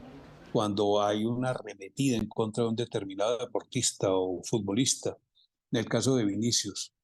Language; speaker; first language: Spanish; native; Spanish